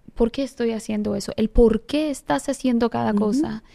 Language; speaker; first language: Spanish; non-native, fluent; Persian